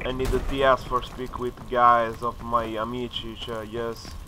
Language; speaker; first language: English; non-native, learner; Italian